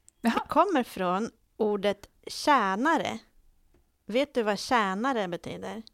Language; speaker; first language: Swedish; native; Swedish